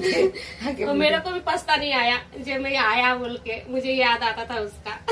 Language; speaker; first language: Hindi; non-native, local second language; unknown